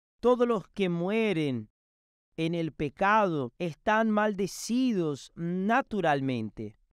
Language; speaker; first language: Spanish; non-native, fluent; Portuguese